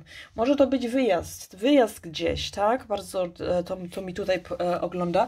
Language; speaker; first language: Polish; early bilingual, heritage; Polish